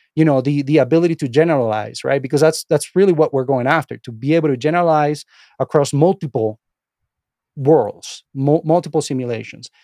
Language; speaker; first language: English; non-native, fluent; Spanish